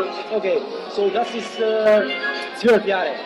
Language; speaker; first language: German; non-native, learner; English